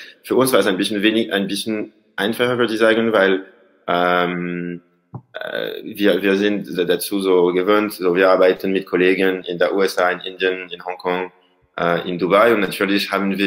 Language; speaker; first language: German; non-native, learner; French